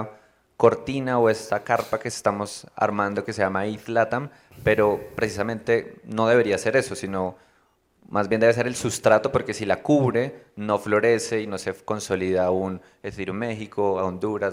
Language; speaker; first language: Spanish; native; Spanish